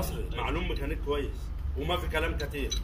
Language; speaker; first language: Arabic; non-native, learner; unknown